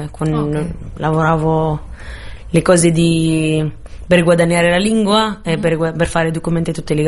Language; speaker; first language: Italian; non-native, fluent; Arabic